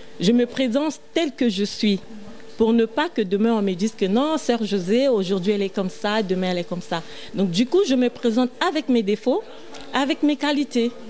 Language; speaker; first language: French; non-native, local second language; Lingala